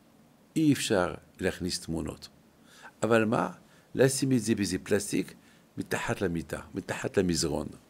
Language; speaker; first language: Hebrew; non-native, fluent; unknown